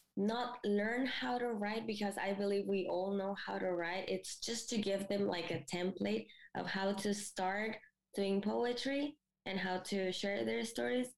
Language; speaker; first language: English; non-native, fluent; Spanish